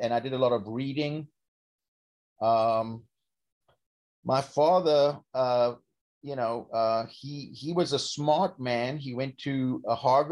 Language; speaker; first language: English; native; English